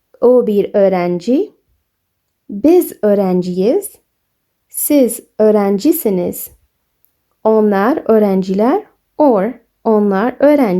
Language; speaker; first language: Turkish; non-native, fluent; English